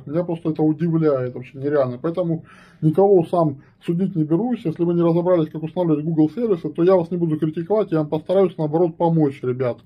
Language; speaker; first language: Russian; native; Russian